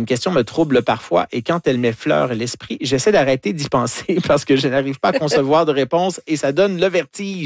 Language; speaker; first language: French; native; French